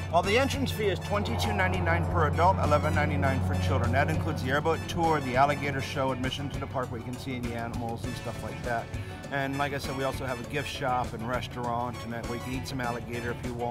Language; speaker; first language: English; native; English